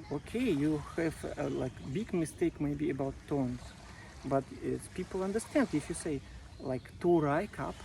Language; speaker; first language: English; non-native, learner; Russian